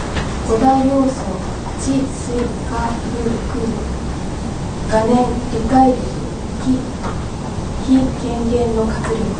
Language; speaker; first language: Japanese; native; Japanese